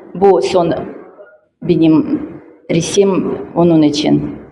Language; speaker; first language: Turkish; non-native, learner; Russian